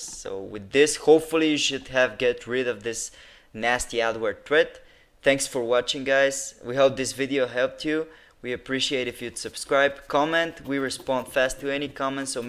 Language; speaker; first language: English; non-native, fluent; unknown